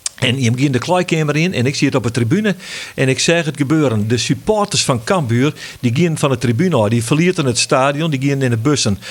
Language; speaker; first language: Dutch; non-native, local second language; Western Frisian